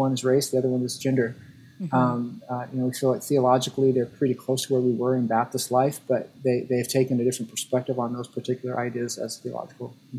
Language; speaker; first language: English; native; English